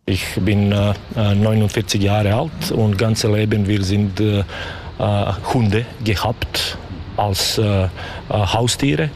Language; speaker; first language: German; non-native, learner; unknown